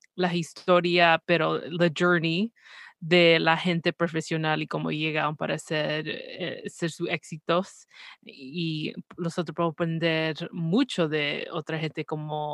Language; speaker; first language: Spanish; early bilingual, heritage; Spanish